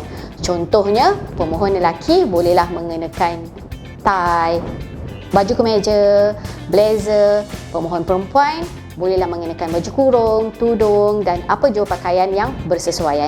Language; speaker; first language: Malay; native; Malay